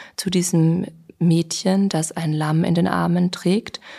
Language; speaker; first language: German; native; German